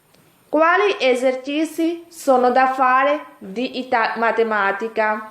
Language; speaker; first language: Italian; non-native, fluent; Urdu